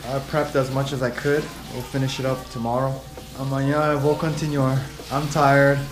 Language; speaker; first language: English; native; English